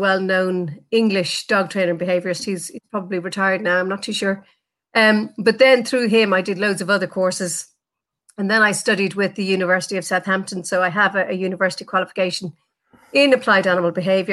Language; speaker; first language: English; native; English